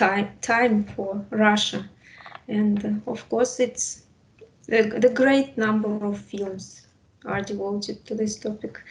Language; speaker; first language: English; non-native, fluent; Russian